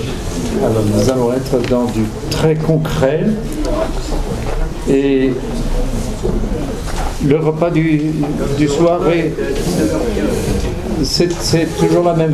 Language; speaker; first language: French; native; French